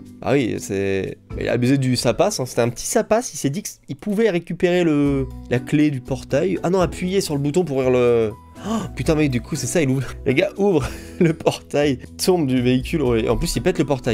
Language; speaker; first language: French; native; French